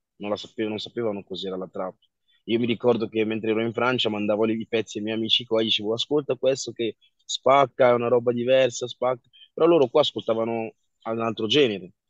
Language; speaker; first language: Italian; early bilingual, other home language; French